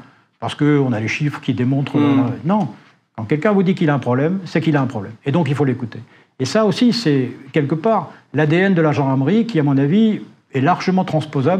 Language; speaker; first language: French; native; French